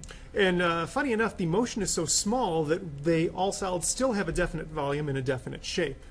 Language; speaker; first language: English; native; English